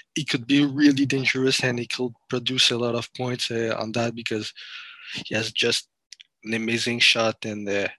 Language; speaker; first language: English; non-native, fluent; French